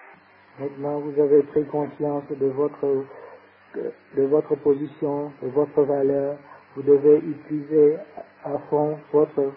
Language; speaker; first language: French; non-native, fluent; Vietnamese